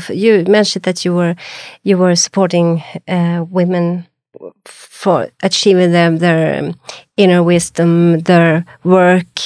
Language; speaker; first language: English; non-native, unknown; Swedish